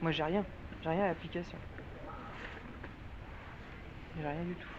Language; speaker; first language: French; native; French